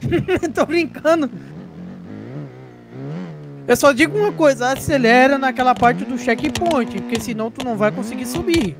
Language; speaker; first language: Portuguese; native; Portuguese